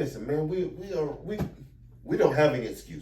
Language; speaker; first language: English; native; English